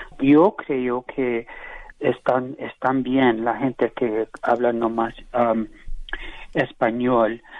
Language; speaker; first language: Spanish; early bilingual, heritage; English